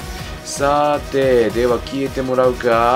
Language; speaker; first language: Japanese; native; Japanese